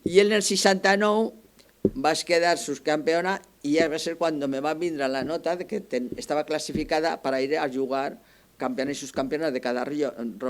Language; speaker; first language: Spanish; non-native, local second language; Catalan